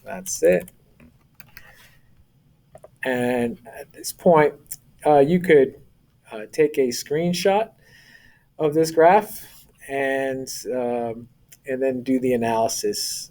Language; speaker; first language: English; native; English